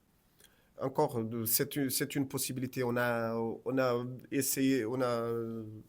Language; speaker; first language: French; non-native, fluent; Portuguese